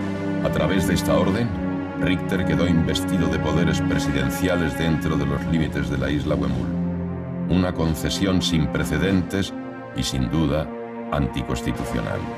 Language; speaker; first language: Spanish; native; Spanish